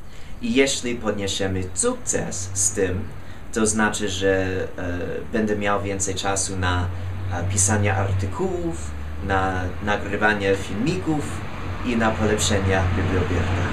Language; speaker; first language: Polish; non-native, fluent; English